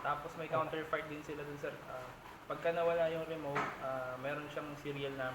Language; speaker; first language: Filipino; native; Filipino